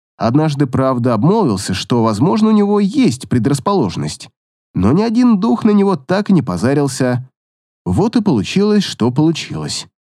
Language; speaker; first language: Russian; native; Russian